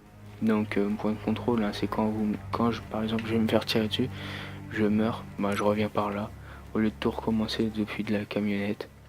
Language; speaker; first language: French; native; French